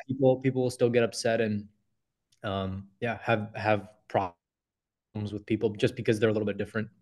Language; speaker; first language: English; native; English